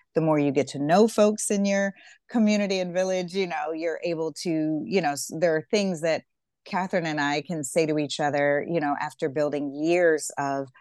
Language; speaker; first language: English; native; English